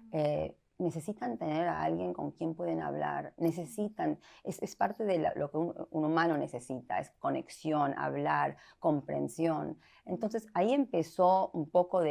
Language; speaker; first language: Spanish; early bilingual, heritage; Spanish